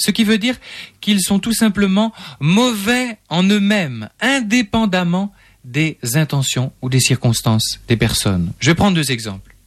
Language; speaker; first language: French; native; French